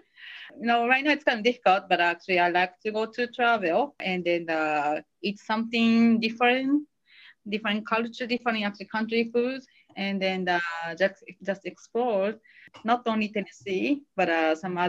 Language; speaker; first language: English; non-native, fluent; Japanese